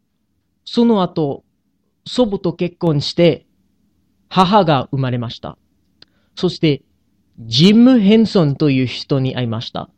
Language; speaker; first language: Japanese; non-native, learner; English